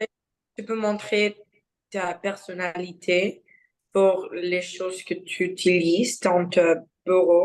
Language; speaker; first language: French; non-native, learner; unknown